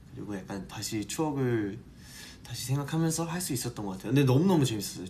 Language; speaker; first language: Korean; early bilingual, heritage; Korean